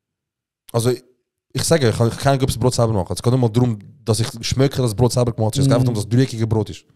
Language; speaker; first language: German; native; German